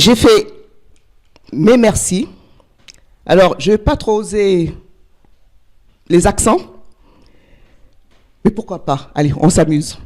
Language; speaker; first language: French; native; French